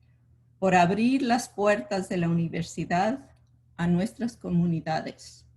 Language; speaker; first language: Spanish; early bilingual, heritage; Spanish